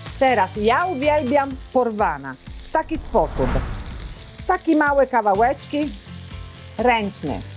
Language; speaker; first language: Polish; non-native, learner; Italian